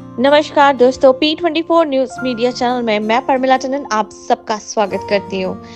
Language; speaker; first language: Hindi; native; Hindi